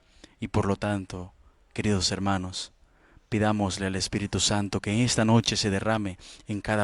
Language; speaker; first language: Spanish; native; Spanish